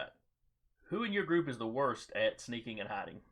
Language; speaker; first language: English; native; English